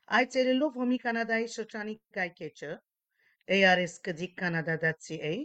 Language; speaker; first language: Armenian; early bilingual, heritage; Armenian